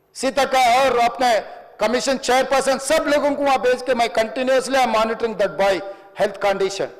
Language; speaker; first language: Hindi; non-native, local second language; Telugu